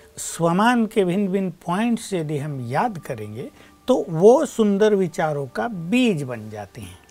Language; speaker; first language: Hindi; native; Hindi